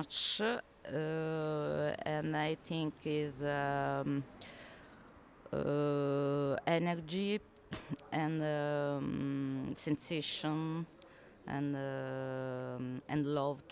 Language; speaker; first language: English; non-native, learner; Italian